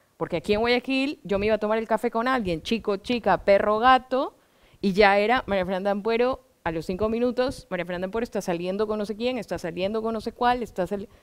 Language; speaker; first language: Spanish; native; Spanish